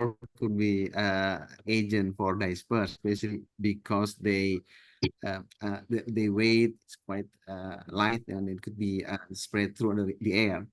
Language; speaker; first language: English; non-native, fluent; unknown